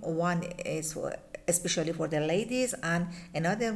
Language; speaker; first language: English; non-native, learner; Persian